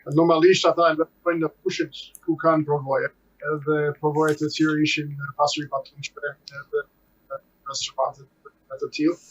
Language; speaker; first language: Albanian; non-native, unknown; English